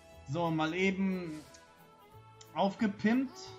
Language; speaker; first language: German; native; German